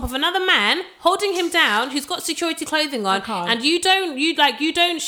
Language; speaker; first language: English; native; English